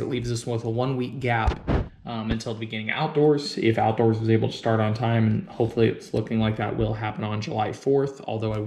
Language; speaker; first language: English; native; English